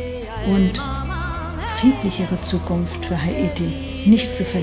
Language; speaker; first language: German; non-native, fluent; Haitian Creole